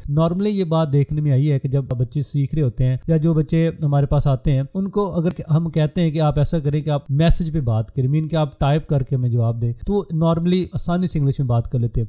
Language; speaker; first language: Urdu; non-native, local second language; Punjabi